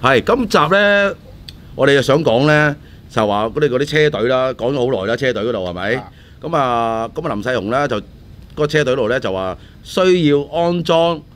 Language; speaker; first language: Cantonese; native; Cantonese